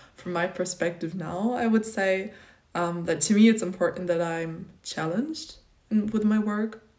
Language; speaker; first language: English; non-native, fluent; German